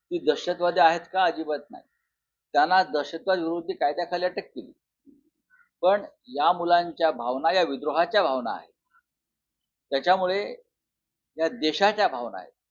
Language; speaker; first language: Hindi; non-native, local second language; Marathi